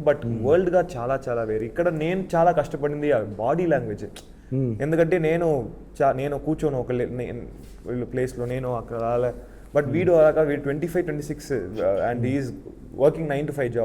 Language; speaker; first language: Telugu; non-native, fluent; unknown